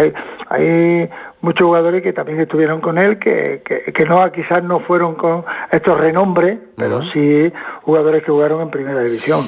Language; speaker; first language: Spanish; native; Spanish